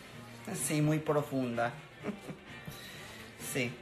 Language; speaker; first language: Spanish; non-native, learner; English